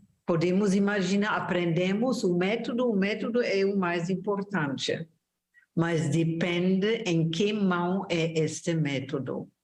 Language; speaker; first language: Portuguese; non-native, fluent; German